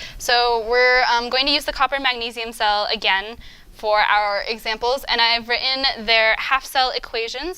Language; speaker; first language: English; native; English